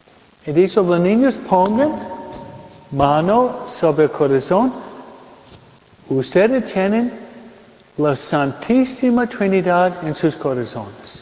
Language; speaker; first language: Spanish; non-native, fluent; English